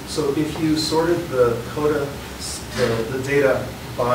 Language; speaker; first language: English; native; English